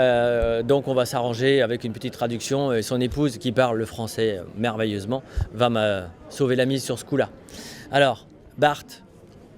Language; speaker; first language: French; native; French